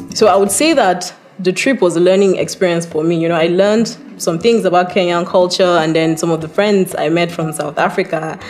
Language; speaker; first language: English; non-native, local second language; Hausa